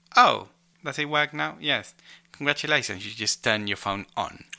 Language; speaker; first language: English; non-native, fluent; Spanish